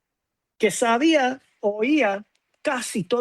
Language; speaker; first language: Spanish; non-native, fluent; English